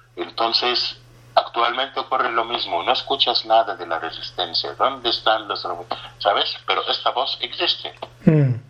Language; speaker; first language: Spanish; non-native, fluent; Arabic